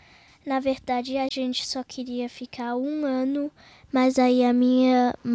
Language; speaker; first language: Portuguese; early bilingual, heritage; Portuguese